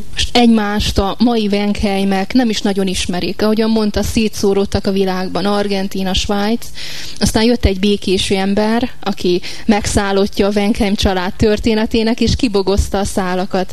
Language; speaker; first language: Hungarian; native; Hungarian